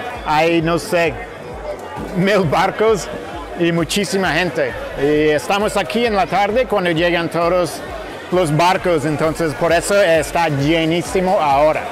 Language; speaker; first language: Spanish; non-native, fluent; English